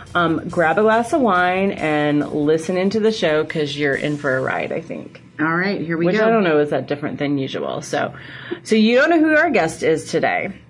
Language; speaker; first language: English; native; English